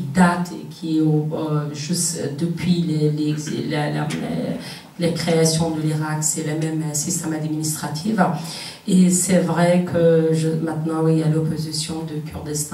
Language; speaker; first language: French; non-native, fluent; Kurdish